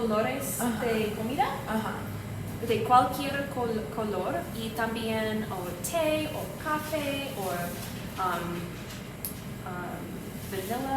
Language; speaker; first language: Spanish; non-native, learner; English